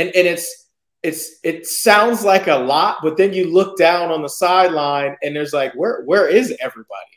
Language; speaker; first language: English; native; English